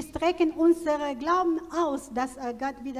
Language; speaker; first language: German; non-native, fluent; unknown